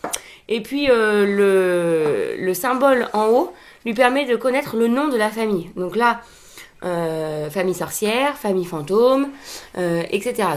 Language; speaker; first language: French; native; French